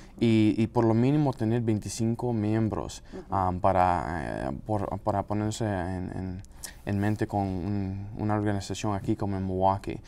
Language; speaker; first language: Spanish; non-native, local second language; English